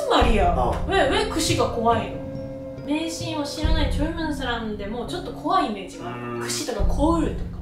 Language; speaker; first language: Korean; non-native, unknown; Japanese